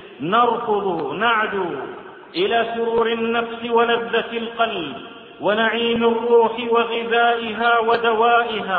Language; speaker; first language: Arabic; native; Arabic